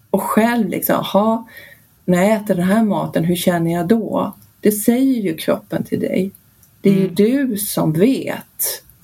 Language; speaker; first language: Swedish; early bilingual, heritage; Swedish